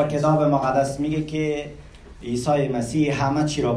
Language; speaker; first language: Persian; early bilingual, heritage; Persian